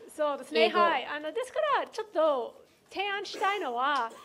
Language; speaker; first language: Japanese; non-native, fluent; English